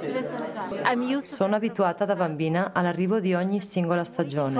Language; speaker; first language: Italian; non-native, fluent; Polish